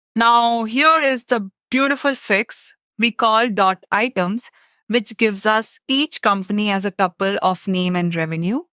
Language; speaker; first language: English; non-native, local second language; Telugu